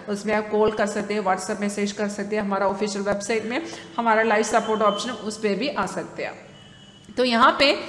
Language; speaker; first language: Hindi; non-native, local second language; Malayalam